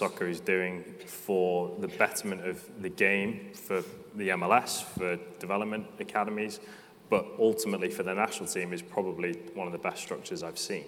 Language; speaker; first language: English; native; English